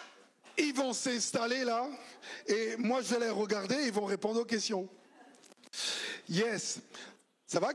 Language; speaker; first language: French; native; French